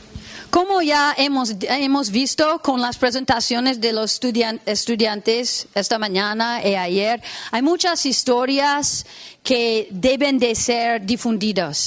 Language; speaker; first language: Spanish; non-native, fluent; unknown